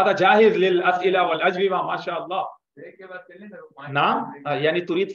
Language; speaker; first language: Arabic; non-native, fluent; Urdu